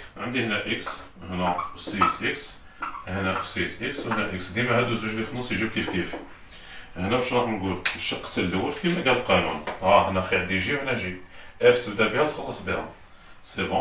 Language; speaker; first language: Arabic; native; Arabic